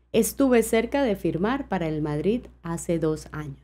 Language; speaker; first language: Spanish; non-native, fluent; French